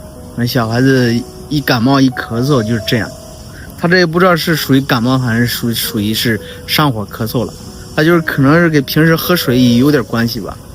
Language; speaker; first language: Chinese; native; Chinese